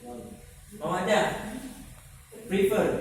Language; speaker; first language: English; non-native, learner; Indonesian